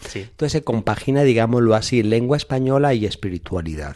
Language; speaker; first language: Spanish; native; Spanish